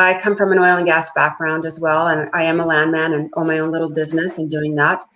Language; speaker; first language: English; native; English